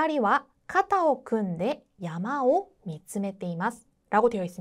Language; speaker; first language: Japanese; non-native, fluent; Korean